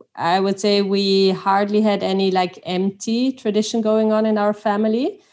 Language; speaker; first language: English; non-native, fluent; Swiss German